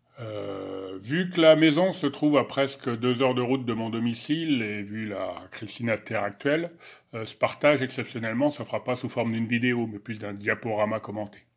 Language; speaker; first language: French; native; French